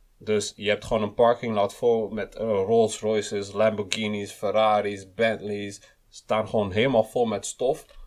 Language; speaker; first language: Dutch; early bilingual, other home language; Kinyarwanda